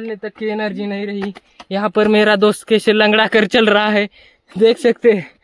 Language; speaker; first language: Hindi; non-native, local second language; Marathi